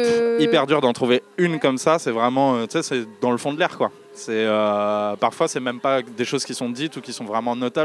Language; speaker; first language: French; native; French